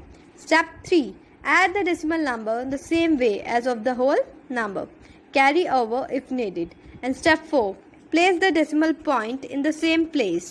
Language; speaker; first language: English; non-native, local second language; Hindi